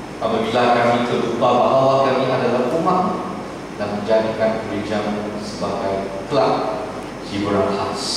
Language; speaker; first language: Malay; non-native, local second language; Chinese